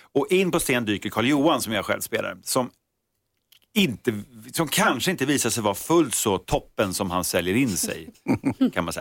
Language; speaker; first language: Swedish; native; Swedish